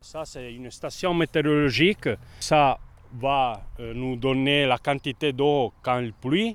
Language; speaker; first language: French; non-native, local second language; Italian